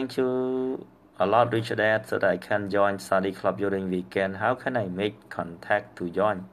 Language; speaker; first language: English; non-native, learner; Khmer